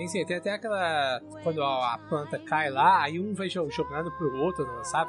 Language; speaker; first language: Portuguese; native; Portuguese